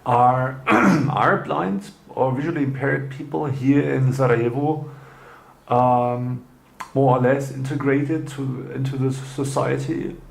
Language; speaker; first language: English; non-native, learner; German